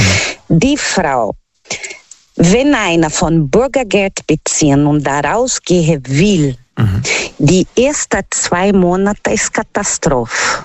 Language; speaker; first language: German; non-native, fluent; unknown